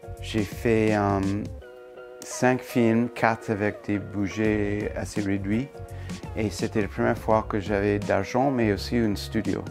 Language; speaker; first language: French; non-native, fluent; English